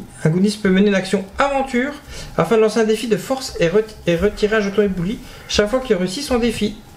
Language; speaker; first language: French; native; French